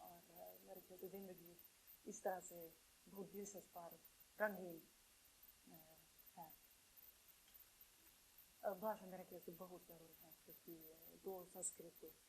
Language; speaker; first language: Hindi; non-native, fluent; Finnish